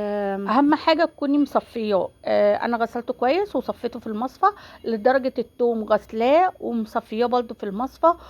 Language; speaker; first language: Arabic; native; Arabic